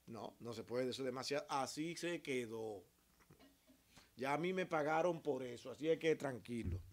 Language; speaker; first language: Spanish; native; Spanish